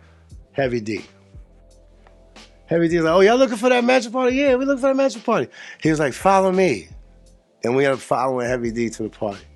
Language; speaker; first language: English; native; English